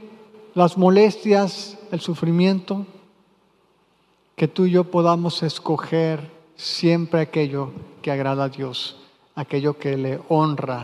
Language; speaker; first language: Spanish; native; Spanish